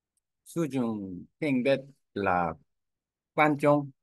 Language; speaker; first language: Vietnamese; non-native, learner; Korean